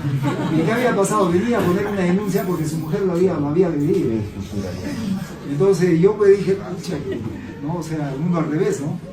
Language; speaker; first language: Spanish; native; Spanish